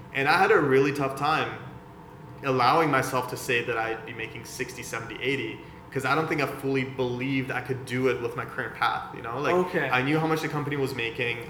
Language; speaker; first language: English; early bilingual, other home language; Persian